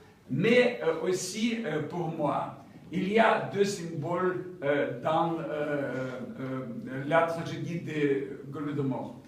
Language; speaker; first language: French; non-native, fluent; Ukrainian